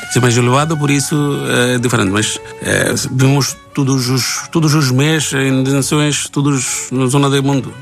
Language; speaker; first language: Portuguese; non-native, learner; Bangla